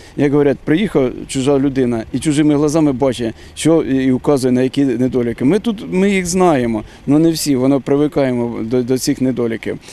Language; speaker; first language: Ukrainian; non-native, local second language; Russian